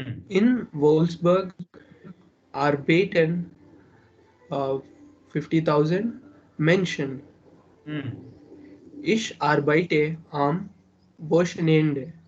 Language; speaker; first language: German; non-native, learner; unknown